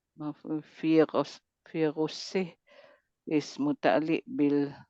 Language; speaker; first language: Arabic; non-native, learner; Malay